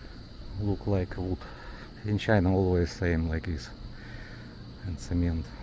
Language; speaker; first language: English; non-native, learner; Russian